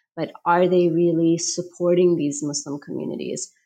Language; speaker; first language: English; native; English